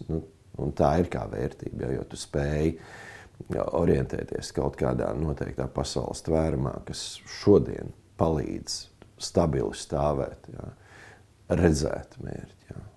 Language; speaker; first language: Latvian; native; Latvian